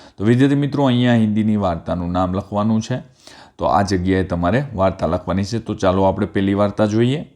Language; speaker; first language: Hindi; non-native, local second language; Gujarati